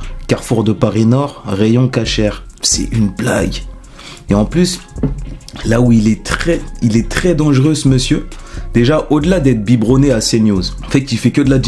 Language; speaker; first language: French; native; French